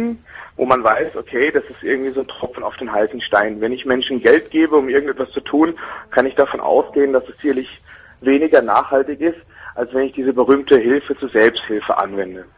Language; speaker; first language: German; native; German